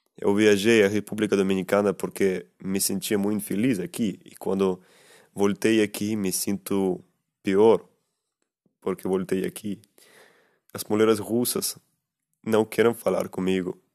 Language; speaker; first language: Portuguese; non-native, learner; Russian